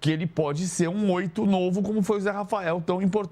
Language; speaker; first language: Portuguese; native; Portuguese